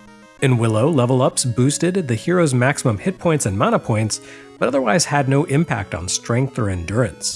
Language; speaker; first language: English; native; English